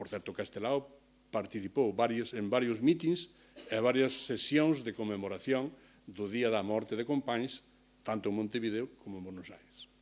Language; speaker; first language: Galician; native; Galician